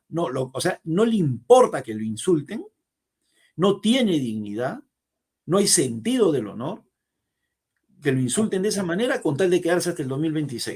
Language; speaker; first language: Spanish; native; Spanish